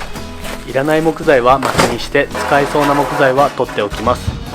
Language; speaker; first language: Japanese; native; Japanese